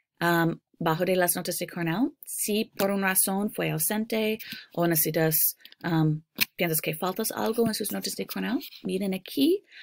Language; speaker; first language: Spanish; non-native, fluent; English